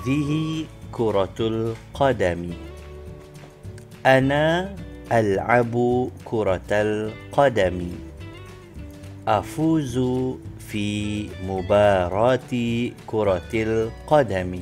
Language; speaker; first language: Arabic; non-native, fluent; Malay